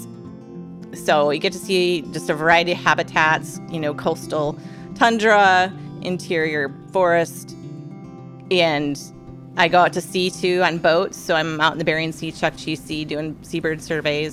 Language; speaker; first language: English; native; English